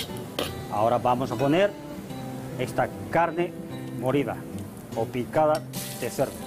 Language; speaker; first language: Spanish; non-native, fluent; Chinese